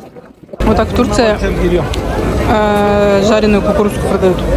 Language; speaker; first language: Russian; native; Russian